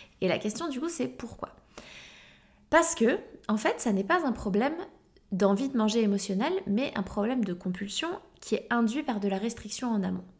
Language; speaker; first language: French; native; French